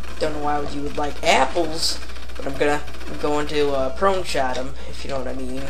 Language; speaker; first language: English; native; English